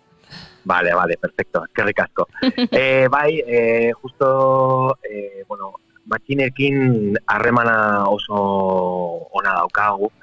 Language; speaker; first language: Basque; non-native, local second language; Spanish